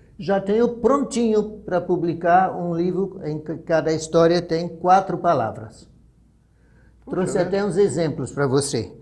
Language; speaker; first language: Portuguese; early bilingual, other home language; German